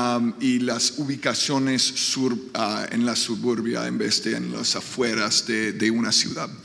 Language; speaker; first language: Spanish; non-native, fluent; English